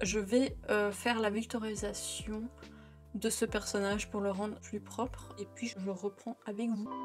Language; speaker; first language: French; native; French